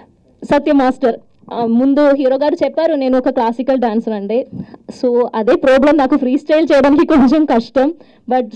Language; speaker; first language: Telugu; non-native, learner; Malayalam